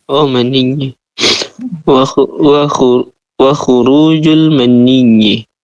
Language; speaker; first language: Arabic; non-native, learner; Indonesian